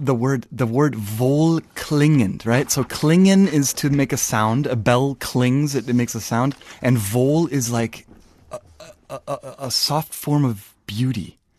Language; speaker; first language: English; native; English